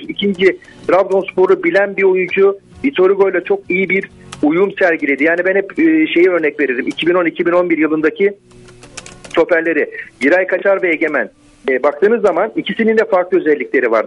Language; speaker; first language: Turkish; native; Turkish